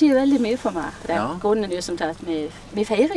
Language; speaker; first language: Norwegian; native; Norwegian